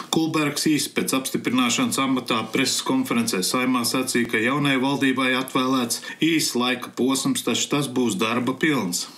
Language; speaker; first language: Latvian; early bilingual, heritage; Latvian